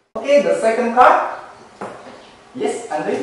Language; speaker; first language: English; non-native, learner; Indonesian